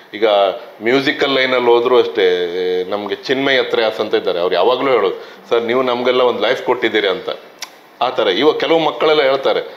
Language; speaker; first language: Kannada; native; Kannada